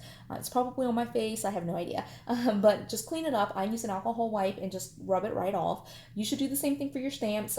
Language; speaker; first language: English; native; English